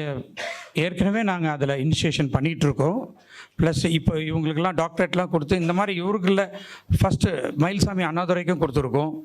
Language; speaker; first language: Tamil; native; Tamil